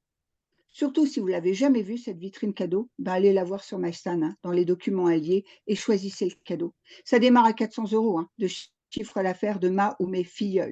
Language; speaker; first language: French; native; French